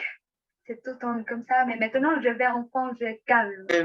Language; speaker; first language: French; non-native, learner; Vietnamese